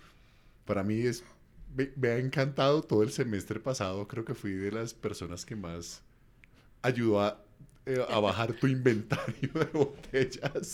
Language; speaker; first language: Spanish; native; Spanish